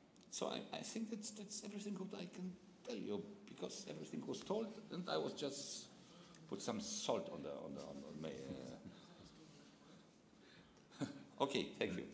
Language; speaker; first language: English; non-native, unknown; Polish